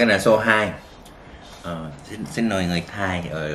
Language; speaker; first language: Vietnamese; non-native, learner; Korean